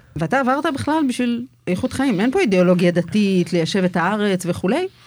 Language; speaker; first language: Hebrew; native; Hebrew